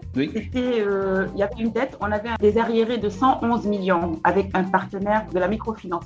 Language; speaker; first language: French; non-native, local second language; Wolof